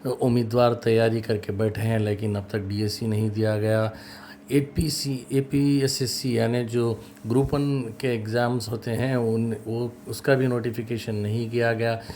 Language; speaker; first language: Urdu; native; Urdu